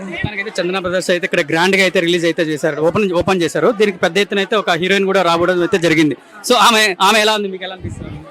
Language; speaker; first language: Telugu; native; Telugu